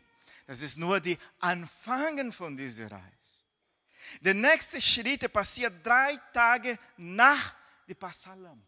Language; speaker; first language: German; non-native, fluent; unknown